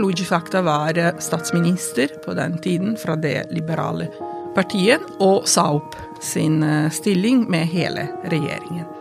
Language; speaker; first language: Norwegian; non-native, fluent; Italian